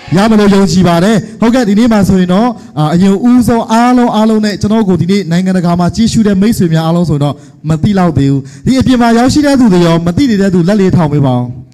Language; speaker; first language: Burmese; native; Burmese